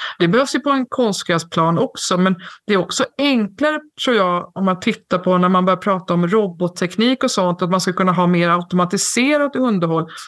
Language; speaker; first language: Swedish; native; Swedish